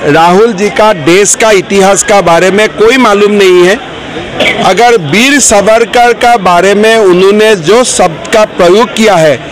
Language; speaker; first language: Hindi; non-native, local second language; Assamese